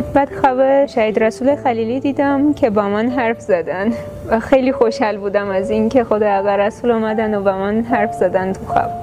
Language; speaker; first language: Persian; non-native, fluent; Armenian